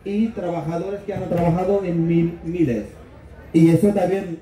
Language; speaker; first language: Spanish; non-native, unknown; Urdu